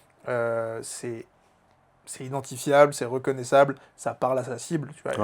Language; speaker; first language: French; native; French